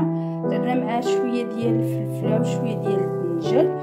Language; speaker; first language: Arabic; native; Arabic